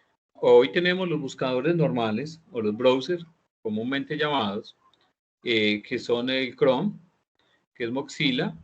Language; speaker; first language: Spanish; native; Spanish